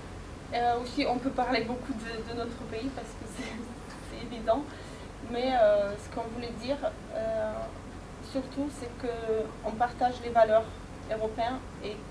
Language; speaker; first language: French; non-native, fluent; Ukrainian